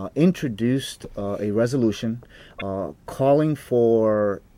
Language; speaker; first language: English; early bilingual, other home language; Spanish